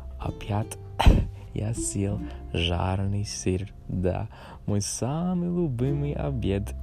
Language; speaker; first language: Russian; non-native, learner; English